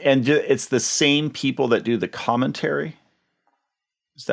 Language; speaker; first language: English; native; English